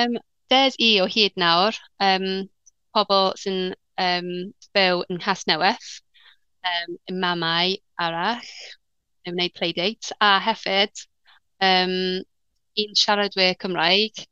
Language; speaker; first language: Welsh; non-native, learner; English